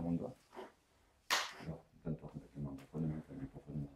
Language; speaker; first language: French; native; French